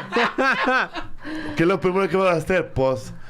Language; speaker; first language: Spanish; early bilingual, heritage; Spanish